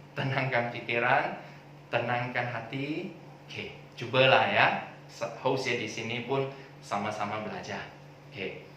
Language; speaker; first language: Malay; non-native, local second language; Chinese